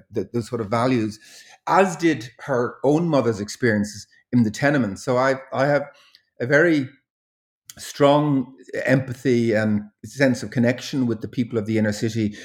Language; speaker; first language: English; native; English